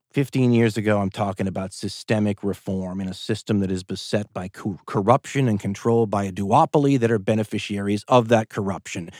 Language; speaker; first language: English; native; English